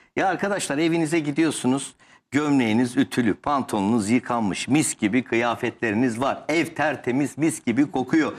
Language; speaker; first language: Turkish; native; Turkish